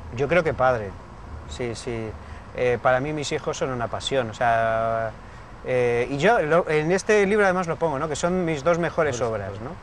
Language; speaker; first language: Spanish; native; Spanish